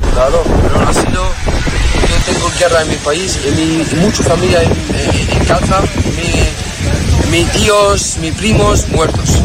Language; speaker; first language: Spanish; non-native, learner; Arabic